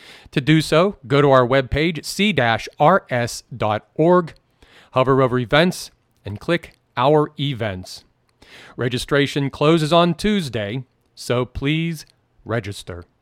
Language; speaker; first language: English; native; English